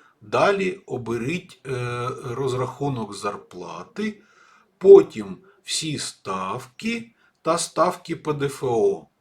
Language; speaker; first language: Ukrainian; native; Ukrainian